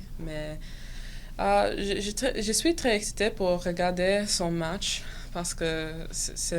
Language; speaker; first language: French; non-native, local second language; English